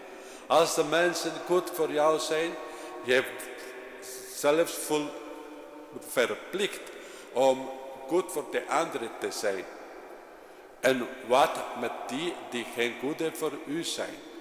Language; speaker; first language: Dutch; non-native, fluent; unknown